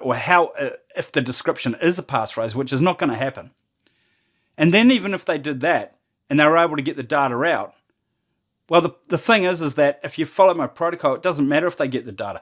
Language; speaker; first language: English; native; English